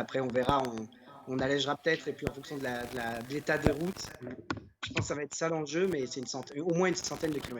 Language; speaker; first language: French; native; French